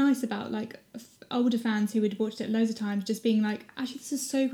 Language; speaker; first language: English; native; English